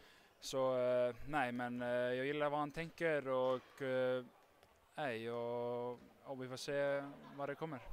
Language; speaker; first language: Swedish; non-native, fluent; Icelandic